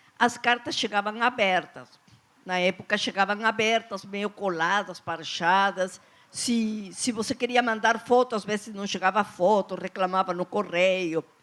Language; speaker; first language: Portuguese; non-native, fluent; Spanish